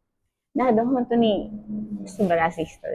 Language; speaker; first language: Japanese; non-native, learner; Filipino